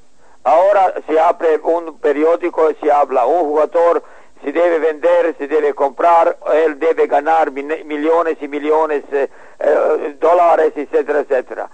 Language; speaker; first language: Spanish; non-native, learner; Serbian